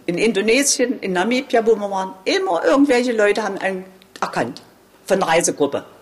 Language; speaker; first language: German; native; German